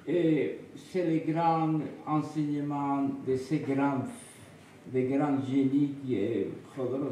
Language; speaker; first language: French; non-native, fluent; Spanish